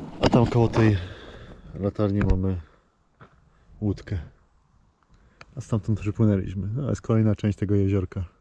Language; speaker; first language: Polish; native; Polish